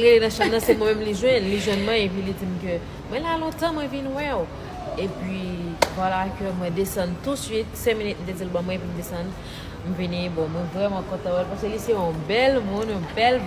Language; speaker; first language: French; non-native, learner; Haitian Creole